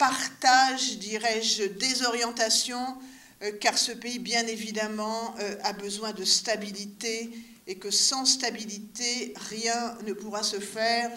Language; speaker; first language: French; native; French